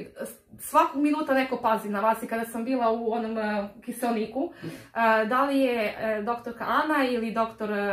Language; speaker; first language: Serbian; native; Serbian